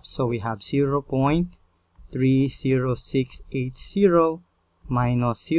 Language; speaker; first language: English; non-native, local second language; Filipino